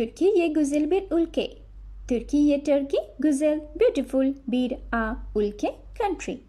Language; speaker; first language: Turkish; non-native, fluent; Bangla